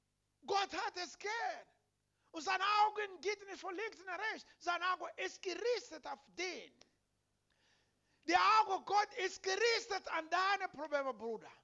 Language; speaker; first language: German; non-native, learner; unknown